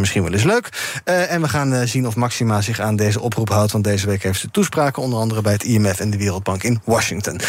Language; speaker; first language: Dutch; native; Dutch